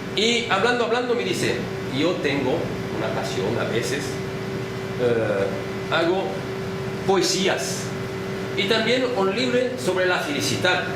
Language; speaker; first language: Spanish; non-native, learner; French